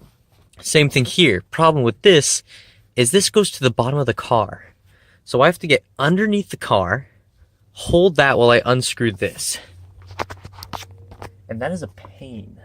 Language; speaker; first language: English; native; English